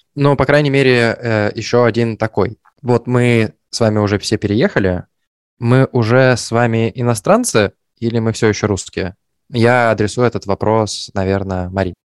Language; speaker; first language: Russian; native; Russian